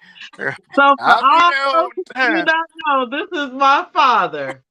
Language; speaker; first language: English; native; English